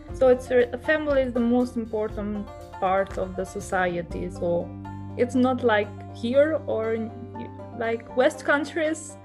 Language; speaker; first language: English; non-native, fluent; Albanian